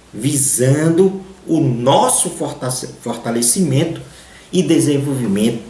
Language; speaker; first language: Portuguese; native; Portuguese